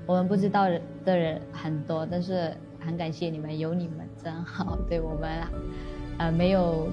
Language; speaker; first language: Chinese; non-native, learner; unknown